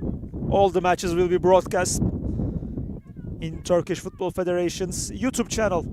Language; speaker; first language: English; non-native, fluent; Turkish